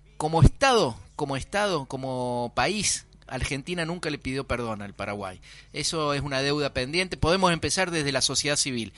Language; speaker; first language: Spanish; native; Spanish